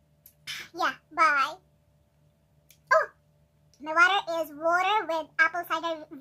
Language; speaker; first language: English; non-native, local second language; Filipino